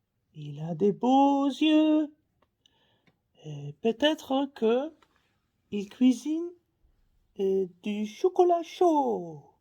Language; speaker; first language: French; non-native, learner; Faroese